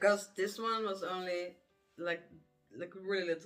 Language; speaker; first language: English; non-native, learner; Dutch